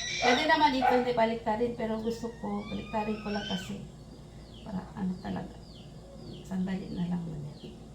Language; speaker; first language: Filipino; non-native, local second language; Cebuano